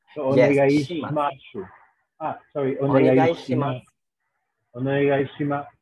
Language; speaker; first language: English; non-native, fluent; Spanish